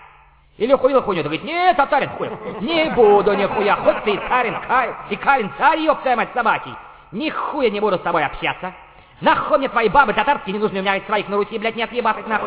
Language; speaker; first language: Russian; native; Russian